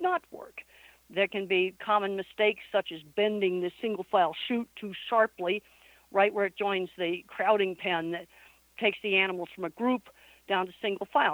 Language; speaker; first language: English; native; English